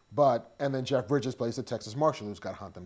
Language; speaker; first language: English; native; English